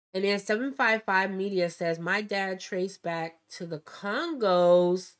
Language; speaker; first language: English; native; English